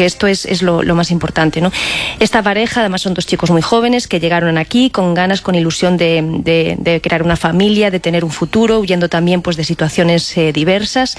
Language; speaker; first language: Spanish; native; Spanish